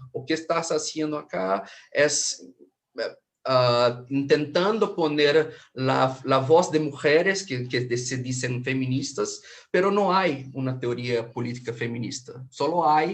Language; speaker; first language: Spanish; non-native, fluent; Portuguese